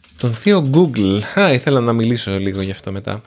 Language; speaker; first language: Greek; native; Greek